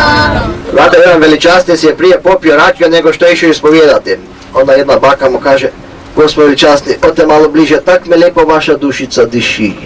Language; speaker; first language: Croatian; native; Croatian